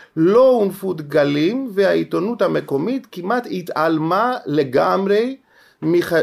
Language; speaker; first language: Hebrew; non-native, fluent; Greek